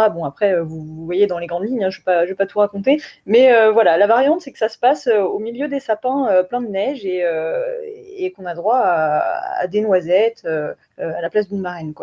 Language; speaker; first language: French; native; French